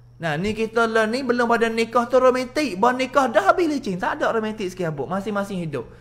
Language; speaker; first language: Malay; native; Malay